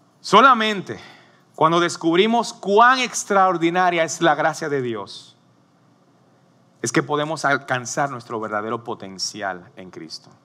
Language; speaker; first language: Spanish; native; Spanish